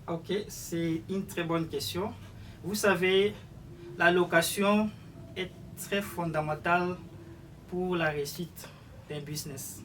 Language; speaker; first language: French; non-native, local second language; Lingala